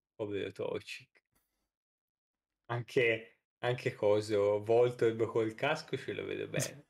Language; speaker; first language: Italian; native; Italian